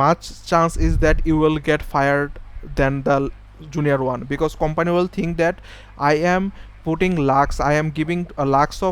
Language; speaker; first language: English; non-native, fluent; Bangla